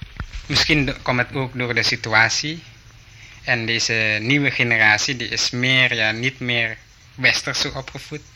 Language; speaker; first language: Dutch; early bilingual, heritage; Dutch